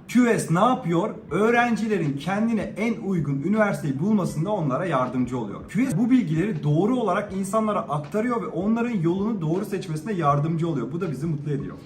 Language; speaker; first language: Turkish; native; Turkish